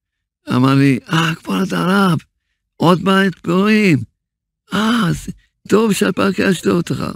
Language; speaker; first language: Hebrew; early bilingual, other home language; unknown